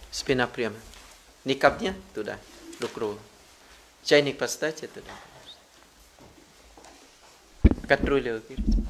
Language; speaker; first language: Russian; non-native, learner; Thai